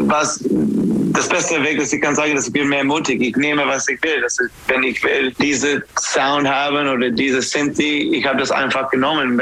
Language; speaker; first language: German; non-native, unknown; English